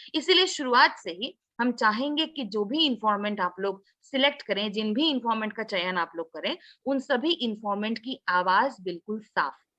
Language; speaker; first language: Hindi; non-native, local second language; Assamese